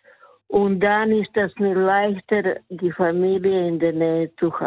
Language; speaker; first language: German; non-native, learner; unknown